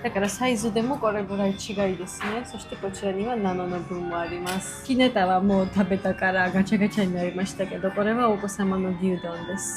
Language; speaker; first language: Japanese; non-native, fluent; Georgian